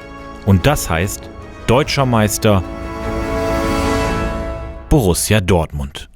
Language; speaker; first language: German; native; German